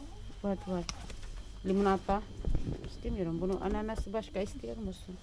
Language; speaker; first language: Turkish; non-native, learner; Filipino